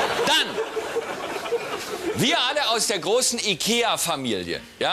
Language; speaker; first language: German; native; German